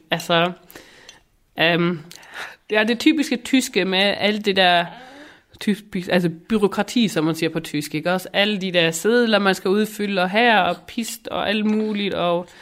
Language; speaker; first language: Danish; non-native, local second language; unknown